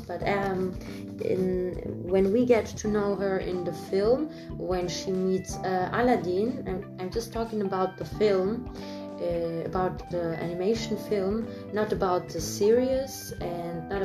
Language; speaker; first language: English; non-native, fluent; German